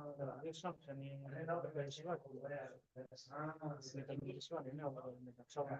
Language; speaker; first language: Hebrew; non-native, learner; Spanish